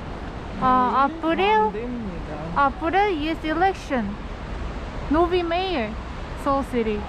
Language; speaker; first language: Russian; non-native, learner; Korean